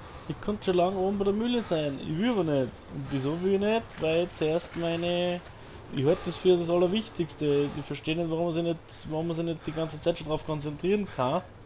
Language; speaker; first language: German; native; German